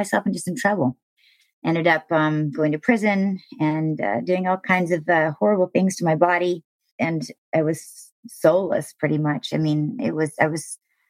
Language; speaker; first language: English; native; English